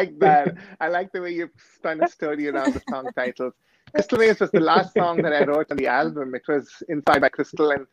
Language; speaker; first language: English; native; English